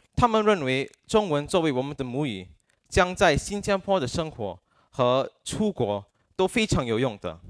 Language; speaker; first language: Chinese; non-native, local second language; English